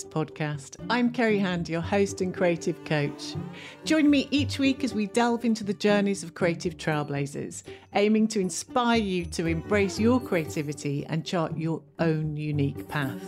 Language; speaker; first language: English; native; English